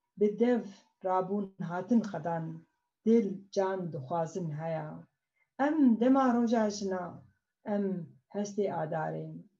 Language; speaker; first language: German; non-native, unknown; Kurdish